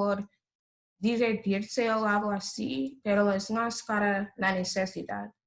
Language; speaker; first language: Spanish; non-native, fluent; English